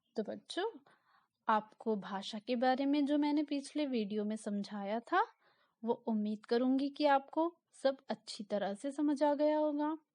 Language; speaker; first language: Hindi; native; Hindi